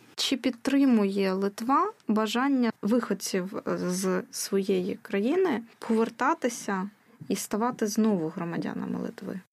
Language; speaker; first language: Ukrainian; native; Ukrainian